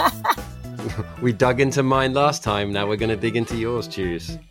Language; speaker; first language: English; native; English